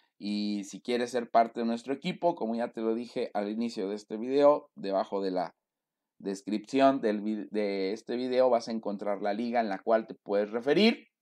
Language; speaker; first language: Spanish; native; Spanish